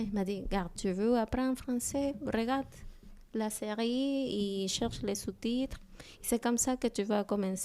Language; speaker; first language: French; non-native, learner; Spanish